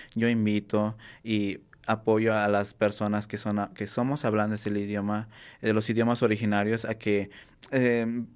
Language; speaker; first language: Spanish; non-native, local second language; Nahuatl languages